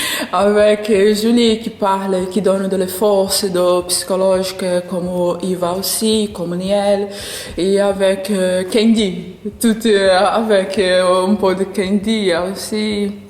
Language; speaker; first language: French; non-native, learner; Portuguese